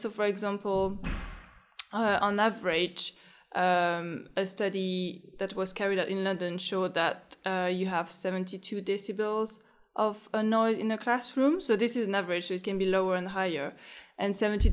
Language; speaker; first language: English; non-native, fluent; French